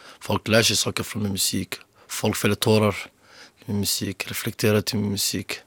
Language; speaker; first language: Swedish; early bilingual, other home language; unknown